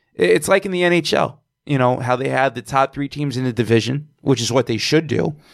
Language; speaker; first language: English; native; English